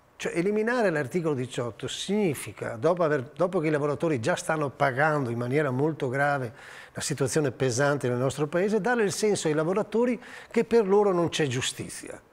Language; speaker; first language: Italian; native; Italian